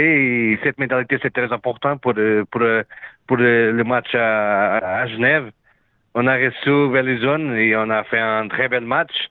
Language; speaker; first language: French; non-native, learner; Portuguese